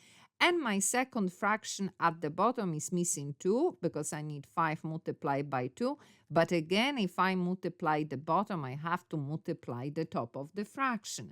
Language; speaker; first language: English; non-native, fluent; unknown